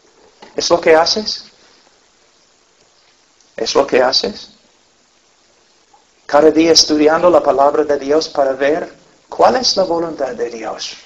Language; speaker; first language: Spanish; non-native, fluent; English